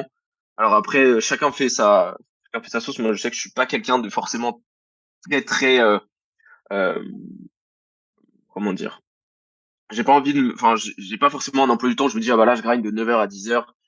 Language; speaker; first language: French; native; French